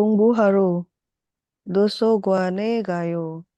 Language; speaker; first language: Korean; non-native, learner; Indonesian